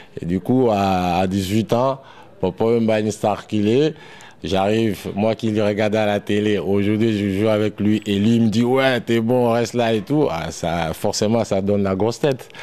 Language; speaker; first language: French; non-native, local second language; Lingala